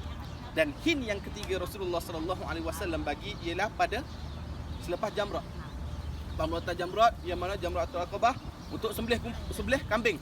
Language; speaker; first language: Malay; native; Malay